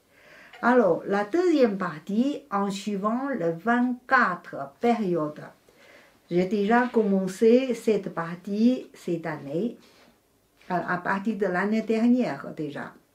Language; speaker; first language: French; non-native, fluent; Chinese